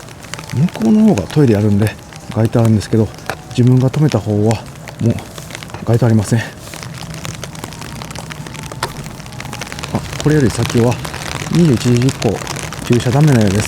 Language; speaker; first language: Japanese; native; Japanese